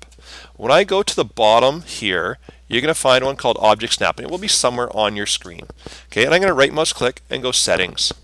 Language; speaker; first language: English; native; English